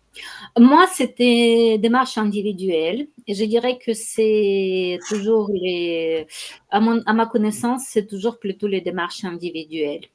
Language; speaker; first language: French; non-native, fluent; Ukrainian